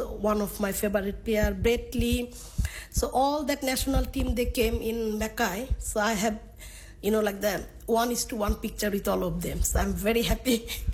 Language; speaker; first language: English; non-native, local second language; Bangla